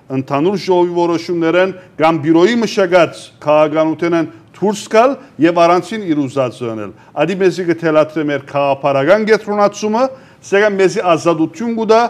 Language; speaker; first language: Armenian; early bilingual, heritage; Armenian